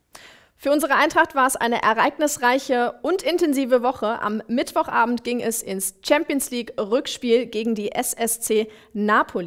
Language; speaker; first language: German; native; German